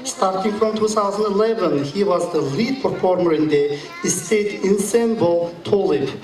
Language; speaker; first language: English; non-native, learner; Mongolian